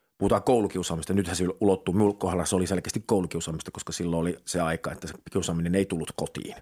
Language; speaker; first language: Finnish; native; Finnish